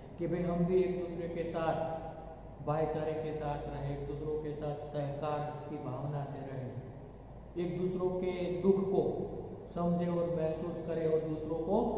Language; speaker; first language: Hindi; non-native, local second language; Gujarati